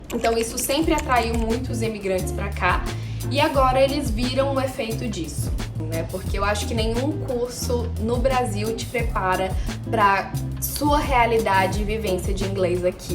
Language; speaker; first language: Portuguese; native; Portuguese